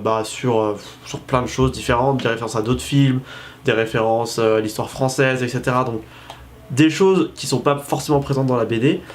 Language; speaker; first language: French; native; French